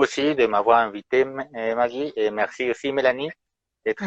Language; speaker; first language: French; non-native, fluent; Spanish